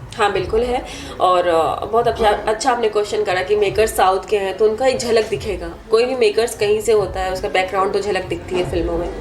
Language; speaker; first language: Hindi; native; Hindi